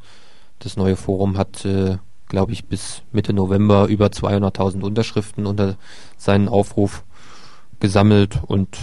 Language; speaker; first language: German; native; German